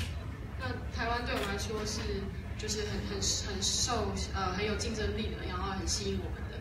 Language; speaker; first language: Chinese; native; Chinese